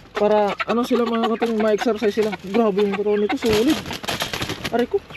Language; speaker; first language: Filipino; non-native, local second language; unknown